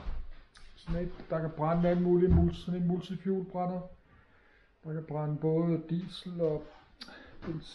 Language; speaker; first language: Danish; non-native, fluent; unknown